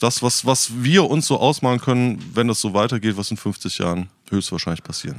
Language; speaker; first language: German; native; German